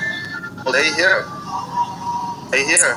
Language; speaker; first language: English; non-native, learner; Korean